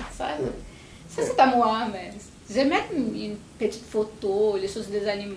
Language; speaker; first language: French; non-native, fluent; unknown